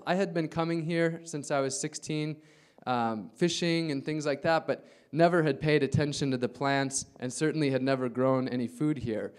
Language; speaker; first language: English; native; English